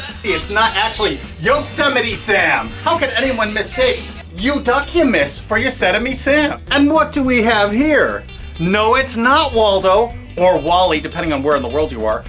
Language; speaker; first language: English; native; English